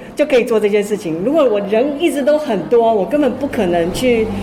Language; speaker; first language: Chinese; native; Chinese